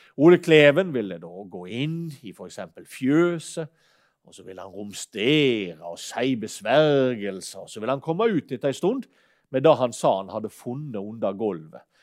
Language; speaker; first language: Norwegian; native; Norwegian